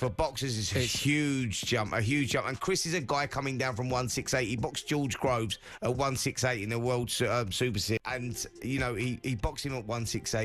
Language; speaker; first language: English; native; English